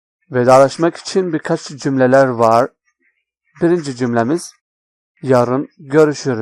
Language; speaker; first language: Turkish; non-native, fluent; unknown